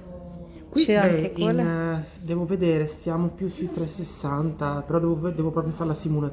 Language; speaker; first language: Italian; native; Italian